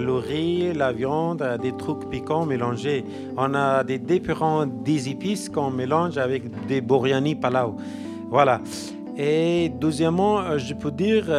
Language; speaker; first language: French; non-native, learner; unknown